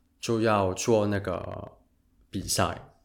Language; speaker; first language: Chinese; non-native, local second language; Cantonese